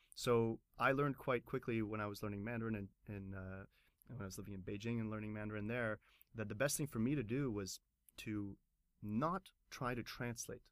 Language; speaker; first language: English; native; English